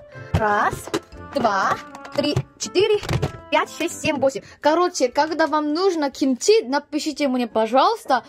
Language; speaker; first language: Russian; non-native, fluent; Korean